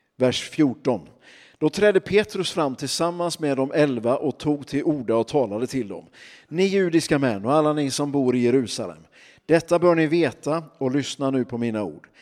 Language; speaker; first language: Swedish; native; Swedish